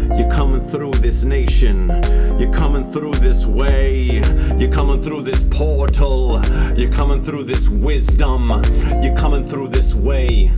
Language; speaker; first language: English; early bilingual, other home language; Spanish